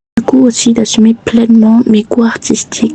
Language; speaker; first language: French; native; French